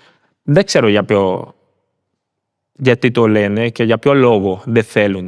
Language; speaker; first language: Greek; non-native, learner; Spanish